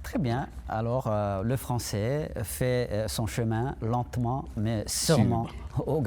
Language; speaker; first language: French; non-native, local second language; Somali